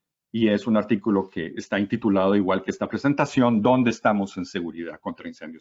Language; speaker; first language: Spanish; native; Spanish